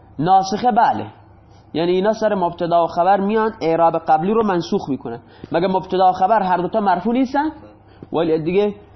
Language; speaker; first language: Persian; non-native, local second language; Baluchi